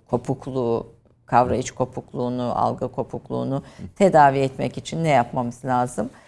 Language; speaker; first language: Turkish; native; Turkish